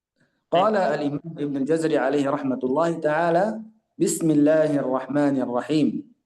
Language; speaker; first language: Arabic; native; Arabic